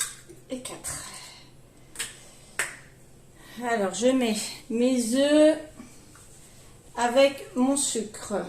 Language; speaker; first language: French; native; French